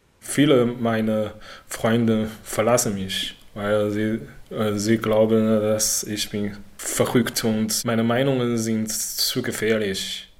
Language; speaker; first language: German; non-native, learner; Chinese